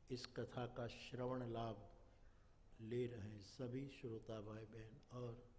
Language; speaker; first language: Hindi; non-native, local second language; Gujarati